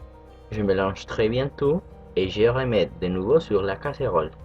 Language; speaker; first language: French; non-native, fluent; Spanish